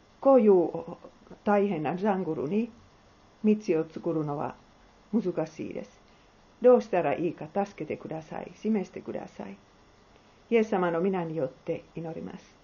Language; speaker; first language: Japanese; non-native, fluent; Finnish